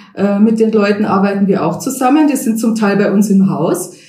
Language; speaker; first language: German; native; German